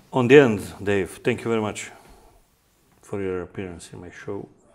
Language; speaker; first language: English; non-native, learner; Macedonian